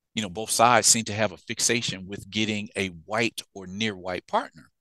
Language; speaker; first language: English; native; English